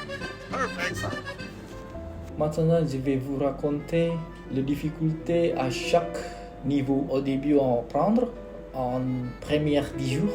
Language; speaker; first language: French; non-native, learner; Indonesian